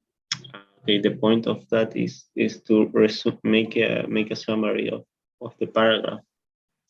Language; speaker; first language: English; non-native, learner; Spanish